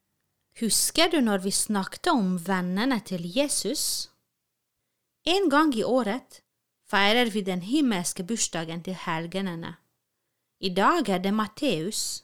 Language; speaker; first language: Norwegian; non-native, fluent; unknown